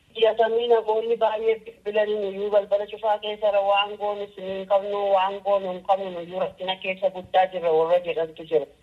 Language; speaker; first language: Oromo; native; Oromo